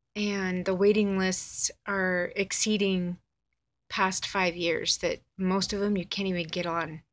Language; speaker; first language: English; native; English